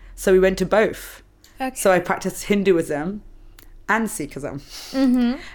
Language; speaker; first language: English; native; English